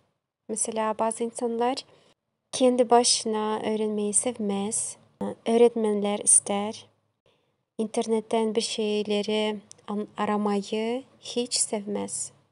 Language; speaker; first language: Turkish; non-native, learner; Kazakh